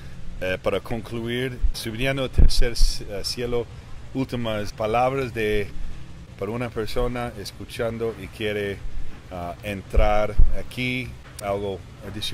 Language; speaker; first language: Spanish; early bilingual, heritage; English